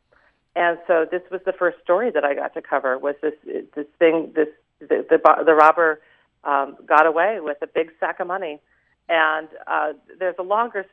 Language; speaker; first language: English; native; English